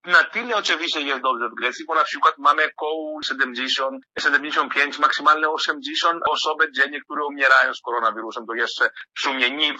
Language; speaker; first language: Polish; non-native, fluent; Greek